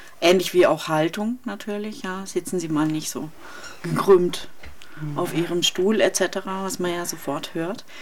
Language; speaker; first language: German; native; German